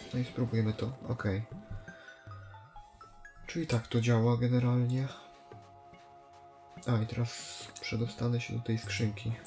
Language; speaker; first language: Polish; native; Polish